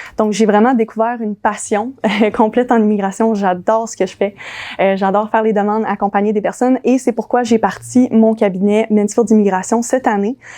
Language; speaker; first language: French; early bilingual, other home language; English